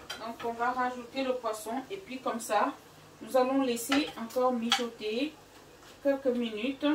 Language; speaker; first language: French; non-native, local second language; Fang